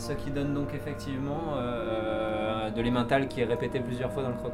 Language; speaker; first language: French; native; French